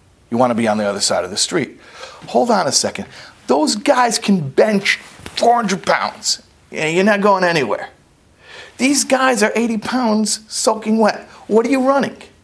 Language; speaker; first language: English; native; English